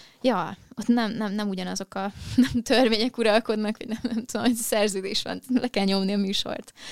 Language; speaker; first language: Hungarian; early bilingual, heritage; Hungarian